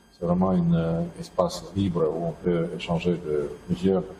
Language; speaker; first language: French; non-native, fluent; Russian